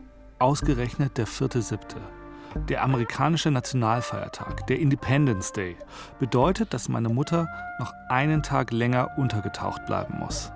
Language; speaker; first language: German; native; German